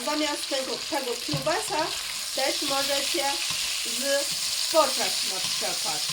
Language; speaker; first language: Polish; non-native, learner; Chinese